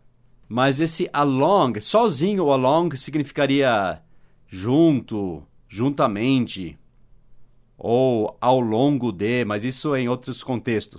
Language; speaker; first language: Portuguese; non-native, fluent; English